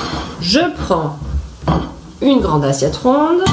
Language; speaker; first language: French; native; French